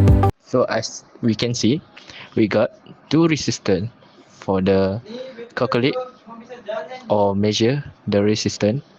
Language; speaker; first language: English; non-native, local second language; Malay